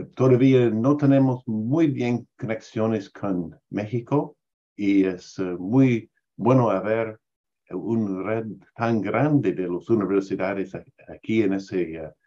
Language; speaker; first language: Spanish; non-native, learner; English